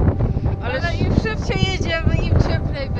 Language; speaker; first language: Polish; non-native, fluent; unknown